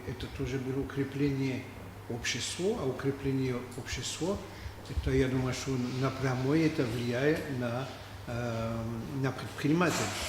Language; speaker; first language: Russian; non-native, learner; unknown